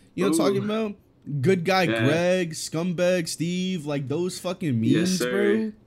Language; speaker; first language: English; early bilingual, other home language; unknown